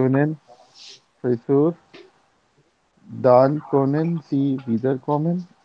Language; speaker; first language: German; non-native, learner; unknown